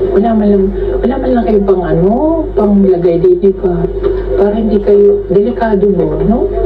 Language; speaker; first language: Filipino; non-native, local second language; Cebuano